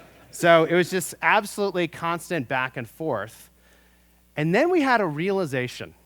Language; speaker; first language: English; native; English